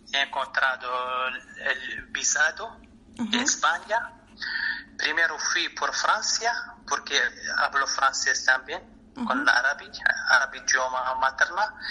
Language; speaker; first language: Spanish; non-native, learner; Arabic